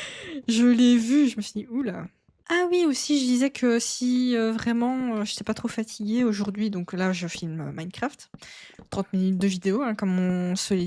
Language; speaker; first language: French; native; French